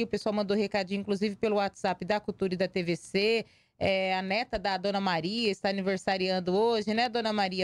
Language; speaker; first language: Portuguese; native; Portuguese